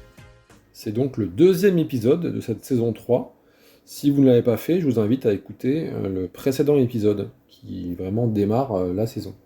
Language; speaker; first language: French; native; French